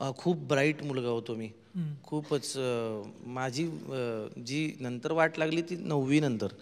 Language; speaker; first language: Marathi; non-native, local second language; Marwari